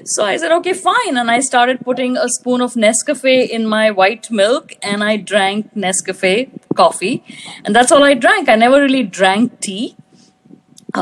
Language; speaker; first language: English; non-native, local second language; Hindi